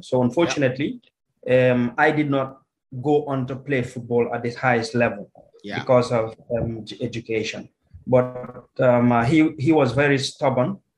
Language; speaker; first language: English; non-native, local second language; Wolof